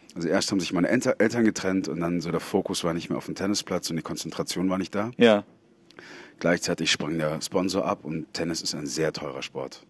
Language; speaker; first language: German; native; German